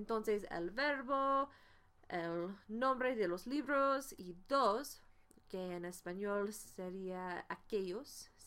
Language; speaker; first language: Spanish; non-native, fluent; English